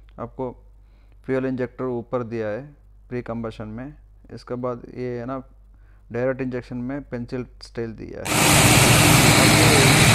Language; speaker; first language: Hindi; non-native, local second language; Kannada